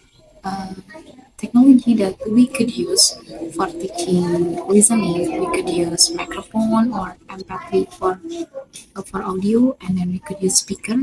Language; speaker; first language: English; non-native, fluent; Indonesian